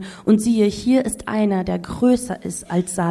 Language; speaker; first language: German; native; German